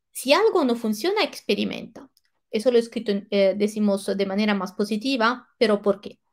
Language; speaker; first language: Spanish; non-native, fluent; Italian